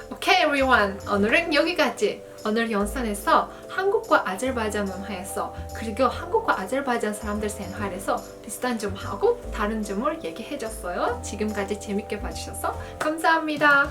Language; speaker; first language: Korean; non-native, fluent; Azerbaijani